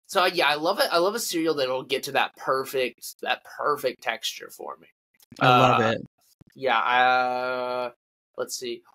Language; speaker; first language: English; native; English